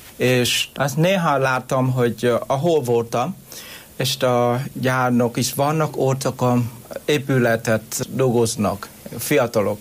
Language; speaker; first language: Hungarian; non-native, learner; Vietnamese